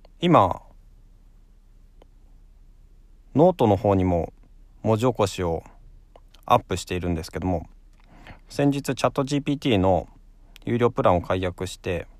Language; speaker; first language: Japanese; native; Japanese